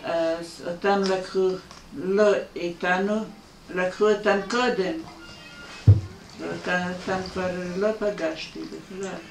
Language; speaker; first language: Hebrew; non-native, fluent; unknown